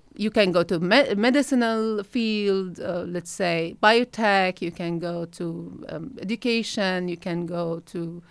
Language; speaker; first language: English; non-native, fluent; Arabic